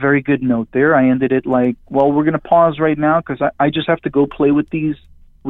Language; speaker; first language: English; non-native, fluent; Hebrew